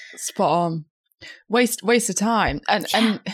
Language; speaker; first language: English; native; English